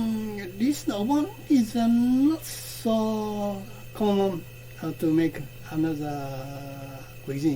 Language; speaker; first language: English; non-native, learner; Japanese